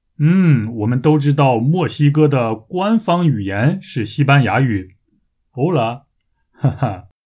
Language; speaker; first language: Chinese; native; Chinese